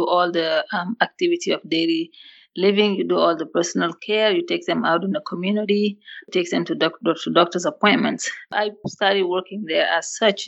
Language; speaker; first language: English; non-native, fluent; Wolof